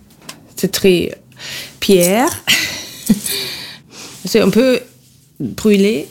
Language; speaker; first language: French; non-native, fluent; German